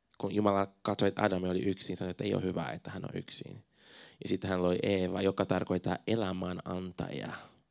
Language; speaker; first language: Finnish; non-native, fluent; Portuguese